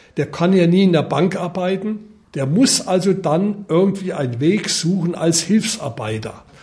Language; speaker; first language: German; native; German